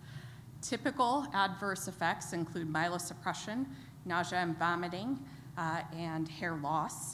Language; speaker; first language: English; native; English